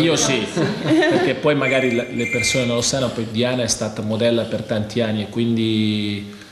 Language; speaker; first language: Italian; non-native, fluent; Portuguese